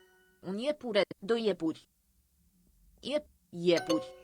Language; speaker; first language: Romanian; non-native, learner; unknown